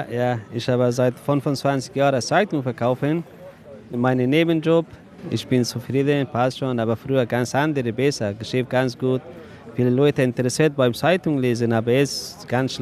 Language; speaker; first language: German; non-native, learner; Persian